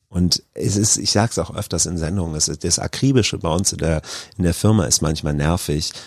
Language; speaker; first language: German; native; German